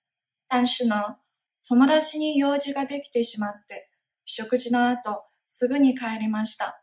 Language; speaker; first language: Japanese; non-native, fluent; Chinese